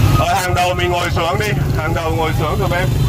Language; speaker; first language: Vietnamese; native; Vietnamese